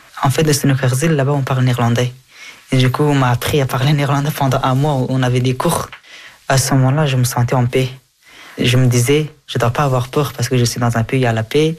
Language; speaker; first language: French; early bilingual, other home language; Persian